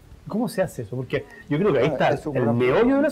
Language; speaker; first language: Spanish; native; Spanish